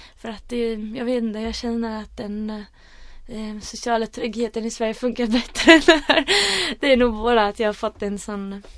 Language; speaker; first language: Swedish; non-native, fluent; Arabic